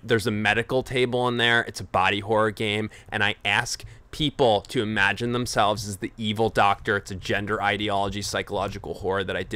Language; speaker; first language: English; native; English